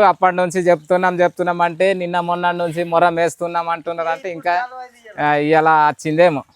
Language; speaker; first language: Telugu; non-native, local second language; Gondi